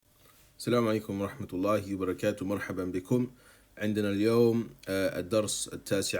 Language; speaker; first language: Arabic; non-native, fluent; English